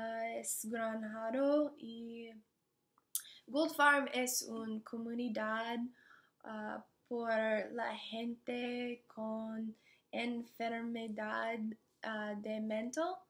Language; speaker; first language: Spanish; non-native, learner; English